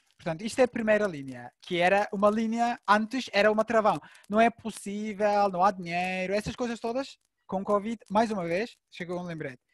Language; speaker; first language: Portuguese; non-native, fluent; Turkish